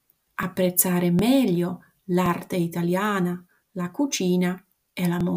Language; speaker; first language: Italian; non-native, fluent; Slovak